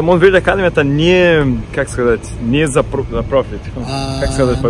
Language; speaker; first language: Russian; non-native, fluent; Portuguese